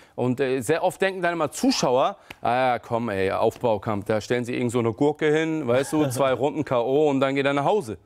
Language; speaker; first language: German; early bilingual, other home language; Turkish